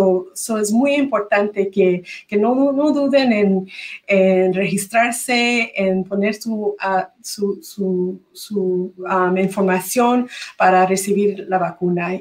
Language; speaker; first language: Spanish; early bilingual, heritage; Spanish